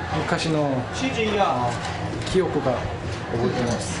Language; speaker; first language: Japanese; non-native, learner; Korean